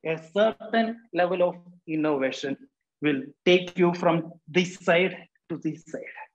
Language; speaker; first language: English; non-native, local second language; Malayalam